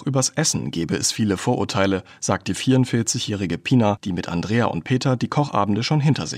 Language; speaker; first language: German; native; German